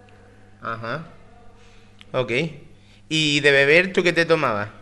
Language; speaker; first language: Spanish; native; Spanish